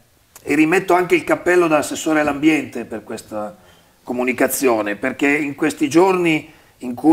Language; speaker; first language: Italian; native; Italian